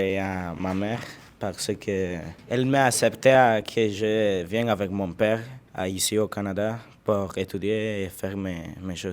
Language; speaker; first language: French; non-native, learner; Spanish